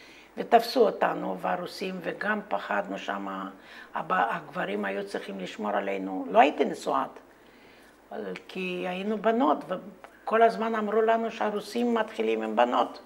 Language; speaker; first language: Hebrew; non-native, fluent; Romanian